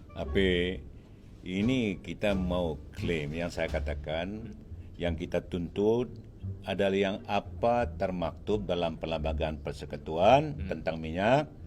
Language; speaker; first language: Malay; native; Malay